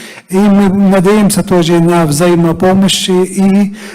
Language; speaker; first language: Russian; non-native, fluent; Arabic